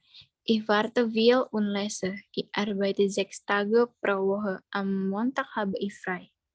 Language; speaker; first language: German; non-native, learner; Indonesian